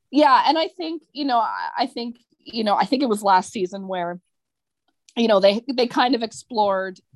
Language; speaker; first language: English; native; English